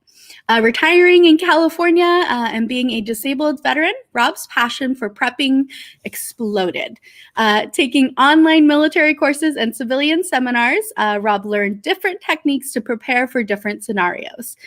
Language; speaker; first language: English; native; English